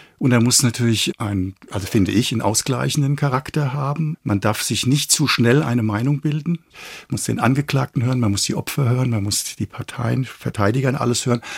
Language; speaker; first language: German; native; German